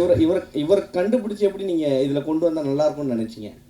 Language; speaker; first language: Tamil; native; Tamil